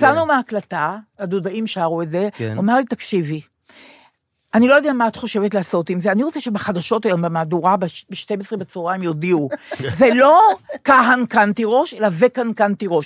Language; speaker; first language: Hebrew; native; Hebrew